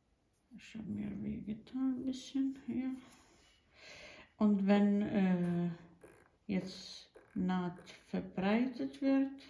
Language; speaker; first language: German; non-native, fluent; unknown